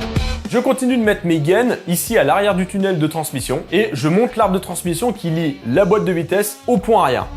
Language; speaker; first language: French; native; French